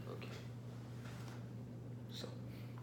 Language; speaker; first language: English; non-native, learner; Chinese